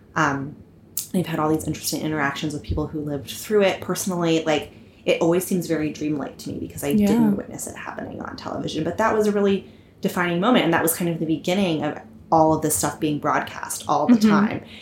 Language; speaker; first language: English; native; English